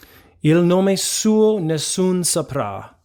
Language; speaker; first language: Italian; non-native, fluent; English